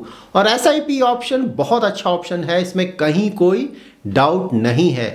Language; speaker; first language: Hindi; native; Hindi